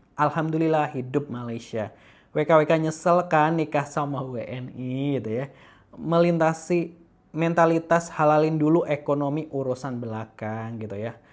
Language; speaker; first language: Indonesian; native; Indonesian